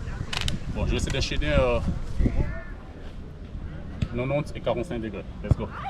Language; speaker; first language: French; native; French